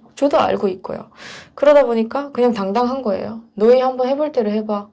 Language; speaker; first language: Korean; native; Korean